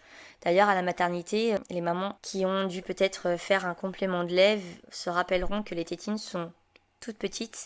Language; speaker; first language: French; native; French